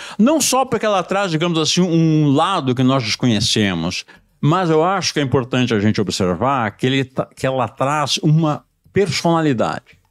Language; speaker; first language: Portuguese; native; Portuguese